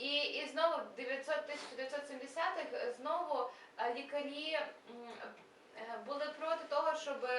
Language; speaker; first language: Ukrainian; native; Ukrainian